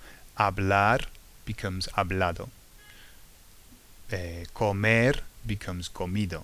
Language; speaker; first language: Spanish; non-native, learner; English